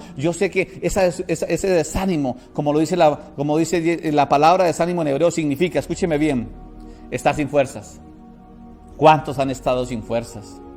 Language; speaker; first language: Spanish; native; Spanish